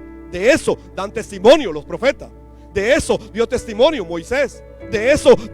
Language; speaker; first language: Spanish; native; Spanish